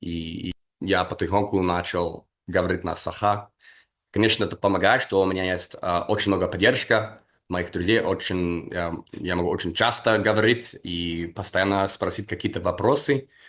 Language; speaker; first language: Russian; non-native, fluent; English